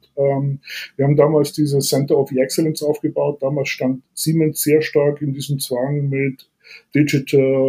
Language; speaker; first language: German; native; German